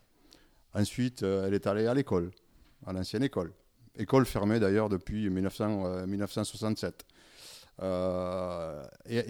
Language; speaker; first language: French; native; French